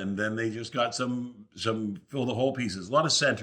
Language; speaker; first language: English; native; English